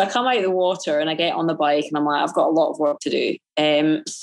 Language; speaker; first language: English; native; English